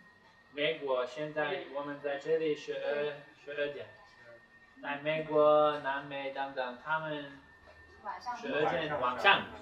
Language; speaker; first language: Chinese; non-native, fluent; English